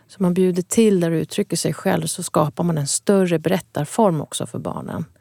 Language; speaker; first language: Swedish; early bilingual, other home language; Kurdish